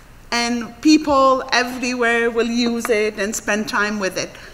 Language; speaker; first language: English; non-native, fluent; Arabic